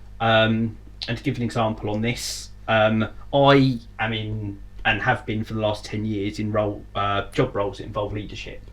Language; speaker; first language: English; native; English